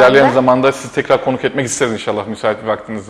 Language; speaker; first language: Turkish; native; Turkish